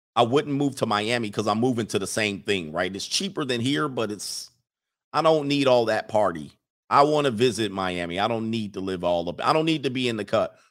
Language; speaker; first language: English; native; English